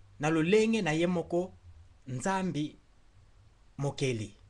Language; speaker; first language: Lingala; non-native, local second language; Kongo